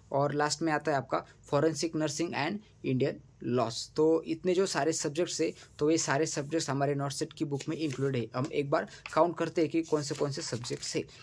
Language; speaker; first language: Hindi; non-native, local second language; Marathi